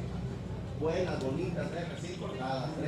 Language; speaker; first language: Spanish; native; Spanish